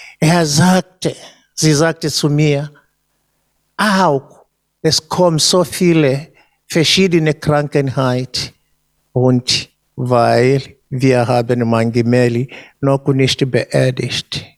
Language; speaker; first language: German; non-native, fluent; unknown